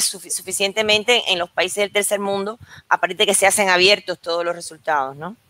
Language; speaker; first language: Spanish; native; Spanish